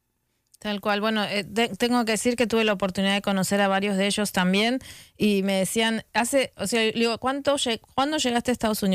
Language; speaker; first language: Spanish; native; Spanish